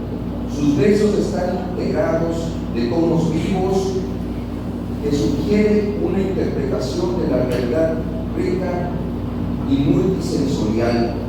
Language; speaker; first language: Spanish; native; Spanish